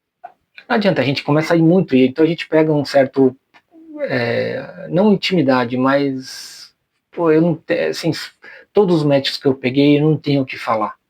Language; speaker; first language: Portuguese; native; Portuguese